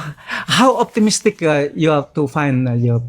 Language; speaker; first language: English; non-native, learner; Indonesian